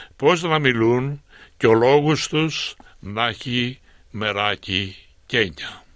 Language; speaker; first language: Greek; native; Greek